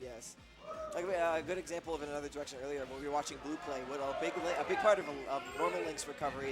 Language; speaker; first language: English; native; English